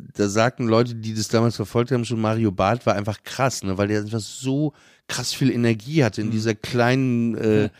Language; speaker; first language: German; native; German